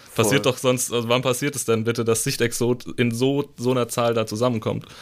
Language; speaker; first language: German; native; German